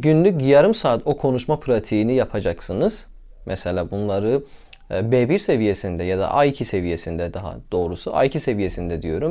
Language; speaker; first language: Turkish; non-native, learner; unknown